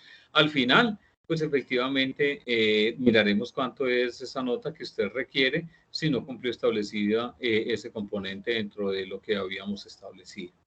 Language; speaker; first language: Spanish; native; Spanish